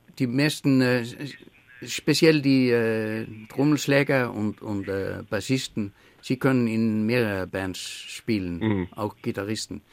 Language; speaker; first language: German; non-native, learner; Faroese